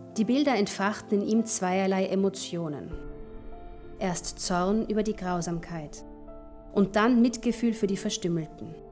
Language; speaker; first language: German; native; German